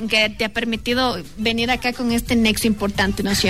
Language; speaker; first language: Spanish; native; Spanish